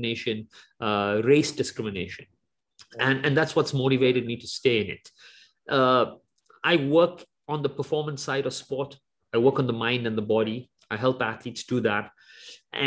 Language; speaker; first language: English; native; English